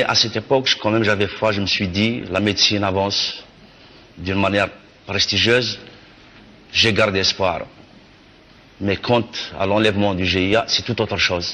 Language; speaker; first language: French; non-native, local second language; Kabyle